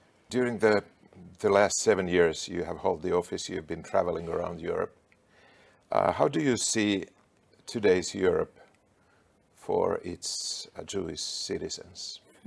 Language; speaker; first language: English; non-native, fluent; Finnish